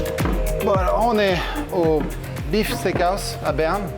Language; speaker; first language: French; native; French